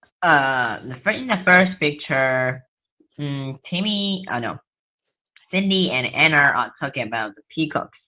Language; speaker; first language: English; non-native, learner; Chinese